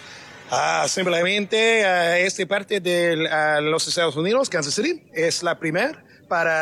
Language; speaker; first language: Spanish; non-native, learner; English